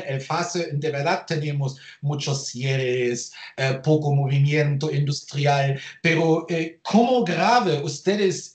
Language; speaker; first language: Spanish; non-native, fluent; German